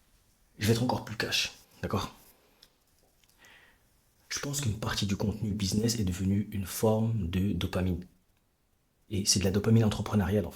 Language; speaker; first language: French; native; French